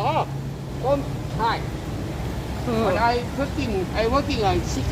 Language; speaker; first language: English; non-native, learner; Thai